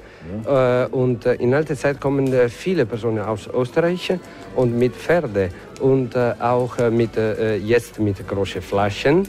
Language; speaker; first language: German; non-native, learner; Italian